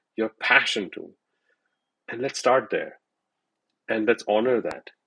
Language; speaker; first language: English; non-native, local second language; Hindi